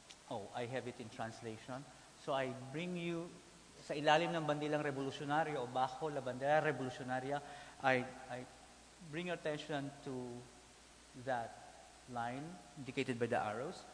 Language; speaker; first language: English; non-native, local second language; Filipino